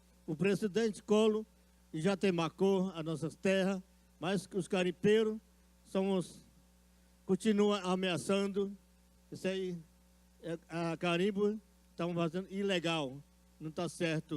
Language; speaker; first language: Portuguese; non-native, local second language; Yanomámi